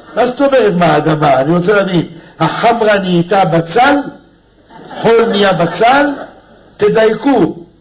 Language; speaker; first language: Hebrew; native; Hebrew